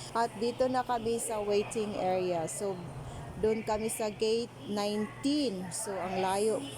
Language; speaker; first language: Filipino; native; Filipino